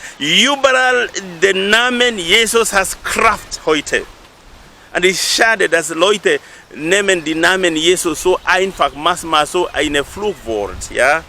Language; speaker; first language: German; non-native, learner; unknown